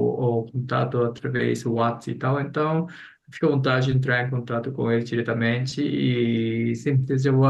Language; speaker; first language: Portuguese; non-native, fluent; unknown